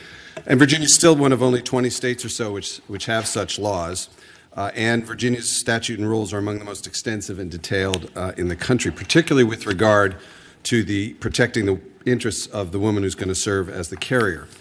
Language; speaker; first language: English; native; English